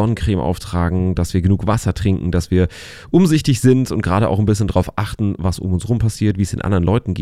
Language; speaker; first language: German; native; German